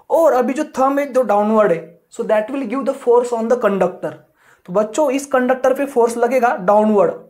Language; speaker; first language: Hindi; non-native, local second language; Marathi